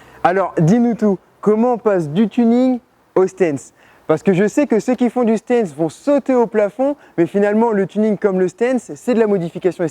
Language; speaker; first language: French; native; French